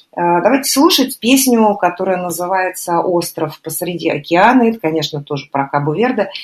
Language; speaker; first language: Russian; native; Russian